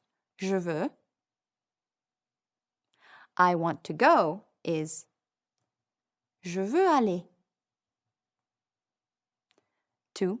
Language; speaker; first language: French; non-native, fluent; English